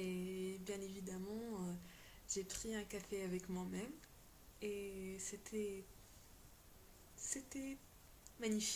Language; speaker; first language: French; non-native, local second language; Arabic